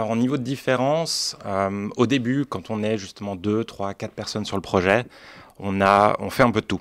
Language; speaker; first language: French; native; French